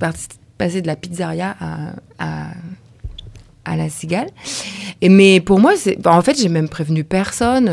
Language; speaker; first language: French; early bilingual, other home language; Lithuanian